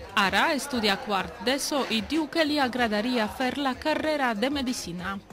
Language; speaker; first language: Catalan; native; Catalan